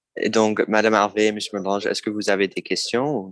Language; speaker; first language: French; non-native, fluent; English